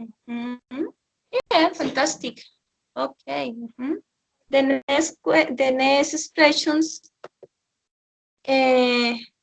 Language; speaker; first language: English; non-native, learner; Spanish